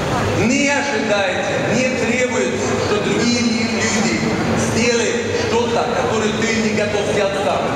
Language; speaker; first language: Russian; non-native, fluent; Swedish